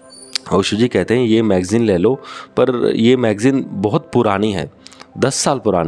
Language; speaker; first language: Hindi; native; Hindi